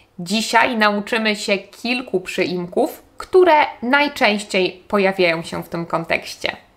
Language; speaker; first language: Polish; native; Polish